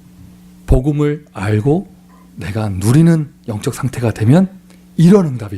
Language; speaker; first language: Korean; native; Korean